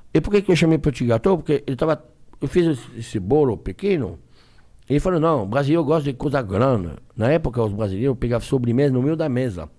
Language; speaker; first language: Portuguese; non-native, fluent; French